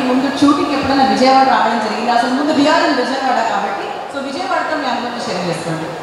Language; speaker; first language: Telugu; native; Telugu